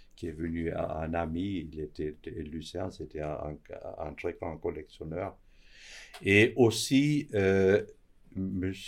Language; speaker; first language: French; non-native, fluent; Danish